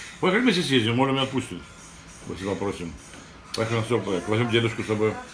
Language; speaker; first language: Russian; native; Russian